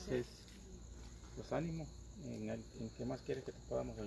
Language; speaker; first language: Spanish; native; Spanish